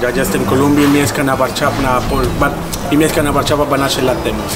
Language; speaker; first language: Polish; non-native, learner; Spanish